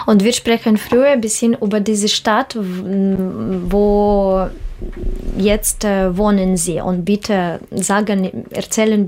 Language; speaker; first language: German; non-native, learner; Russian